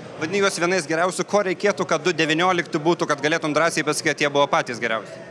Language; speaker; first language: Lithuanian; native; Lithuanian